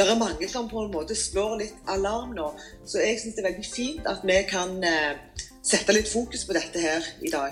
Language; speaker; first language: Norwegian; native; Norwegian